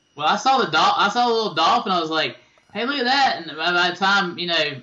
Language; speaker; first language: English; native; English